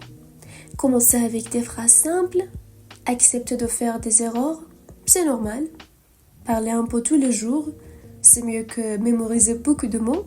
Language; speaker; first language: French; non-native, fluent; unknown